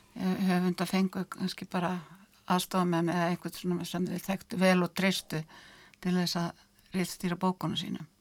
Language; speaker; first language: Icelandic; native; Icelandic